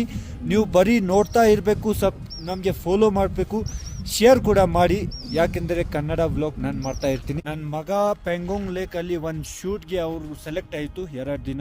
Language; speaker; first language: Kannada; non-native, local second language; Ladakhi